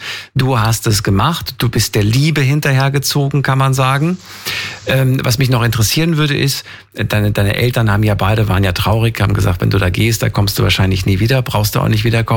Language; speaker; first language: German; native; German